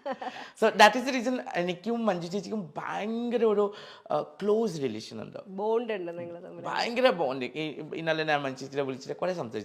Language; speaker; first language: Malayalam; non-native, fluent; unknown